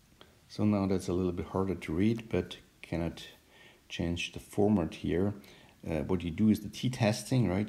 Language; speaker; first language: English; non-native, fluent; German